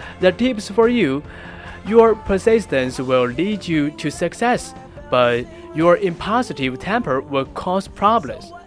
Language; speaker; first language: English; non-native, learner; Chinese